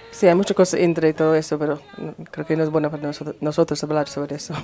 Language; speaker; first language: Spanish; non-native, learner; English